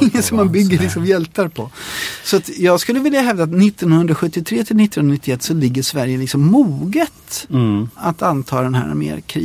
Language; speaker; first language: Swedish; native; Swedish